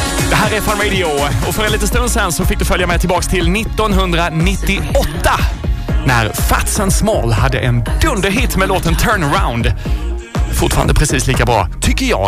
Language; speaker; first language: Swedish; native; Swedish